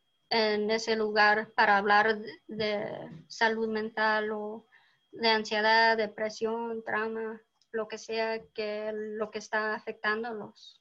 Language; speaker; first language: Spanish; early bilingual, heritage; Spanish